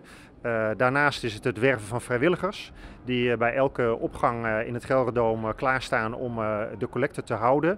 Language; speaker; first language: Dutch; native; Dutch